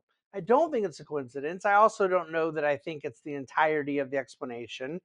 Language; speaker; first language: English; native; English